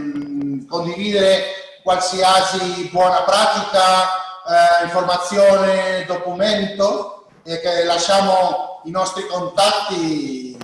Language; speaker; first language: Italian; non-native, learner; Spanish